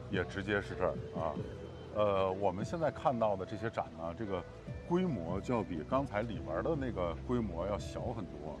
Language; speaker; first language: Chinese; native; Chinese